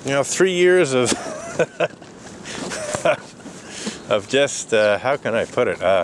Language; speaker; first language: English; native; English